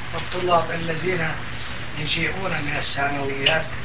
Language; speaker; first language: Arabic; non-native, local second language; Turkish